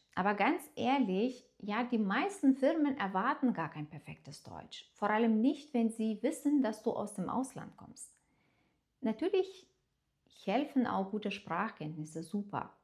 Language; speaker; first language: German; non-native, fluent; Lithuanian